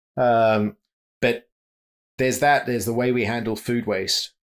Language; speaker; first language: English; native; English